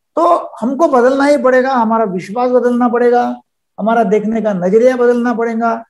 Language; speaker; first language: Hindi; non-native, local second language; Marathi